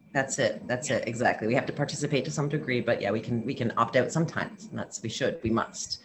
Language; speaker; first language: English; native; English